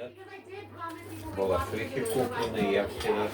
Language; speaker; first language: Russian; native; Russian